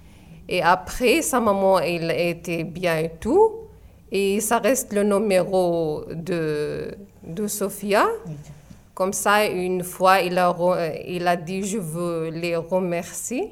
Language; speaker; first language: French; non-native, learner; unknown